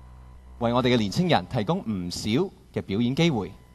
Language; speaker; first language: Chinese; non-native, local second language; Cantonese